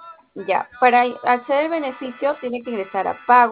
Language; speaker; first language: Spanish; native; Spanish